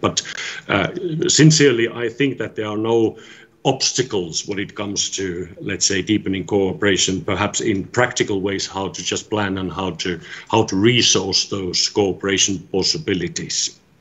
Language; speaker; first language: English; non-native, fluent; Finnish